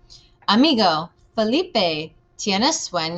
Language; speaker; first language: Spanish; non-native, fluent; English